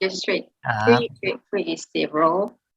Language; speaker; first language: English; non-native, learner; Thai